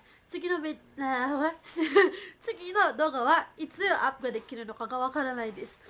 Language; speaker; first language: Japanese; non-native, fluent; Filipino